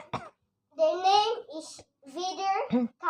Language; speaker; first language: English; non-native, learner; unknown